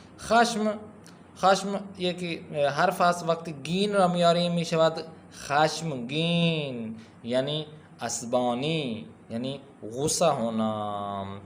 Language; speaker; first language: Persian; non-native, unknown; Urdu